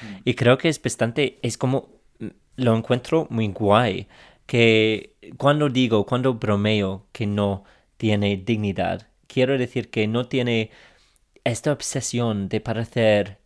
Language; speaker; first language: Spanish; non-native, fluent; English